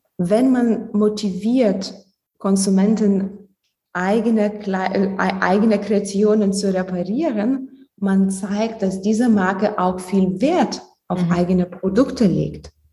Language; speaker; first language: German; non-native, fluent; Lithuanian